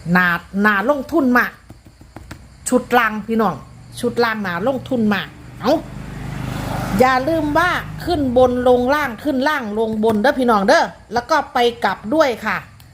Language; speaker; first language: Thai; native; Thai